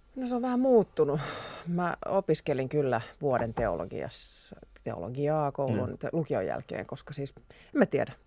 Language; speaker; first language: Finnish; native; Finnish